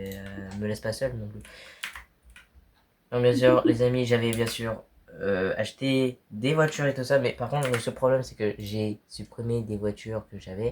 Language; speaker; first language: French; native; French